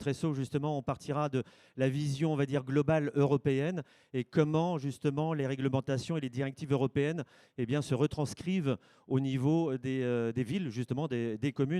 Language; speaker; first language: French; native; French